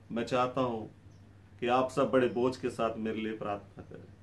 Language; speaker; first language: Hindi; native; Hindi